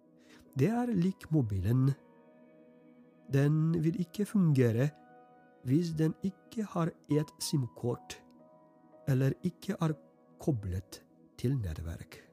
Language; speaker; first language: Norwegian; non-native, fluent; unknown